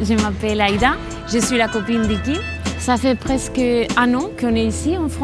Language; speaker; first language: French; non-native, fluent; Spanish